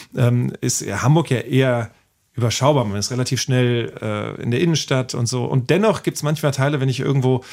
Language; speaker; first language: German; native; German